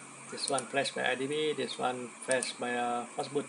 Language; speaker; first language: English; non-native, local second language; Malay